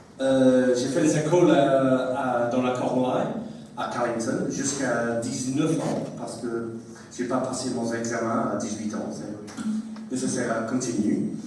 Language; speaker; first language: French; non-native, learner; English